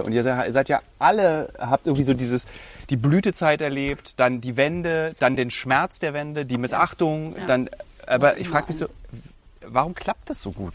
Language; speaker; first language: German; native; German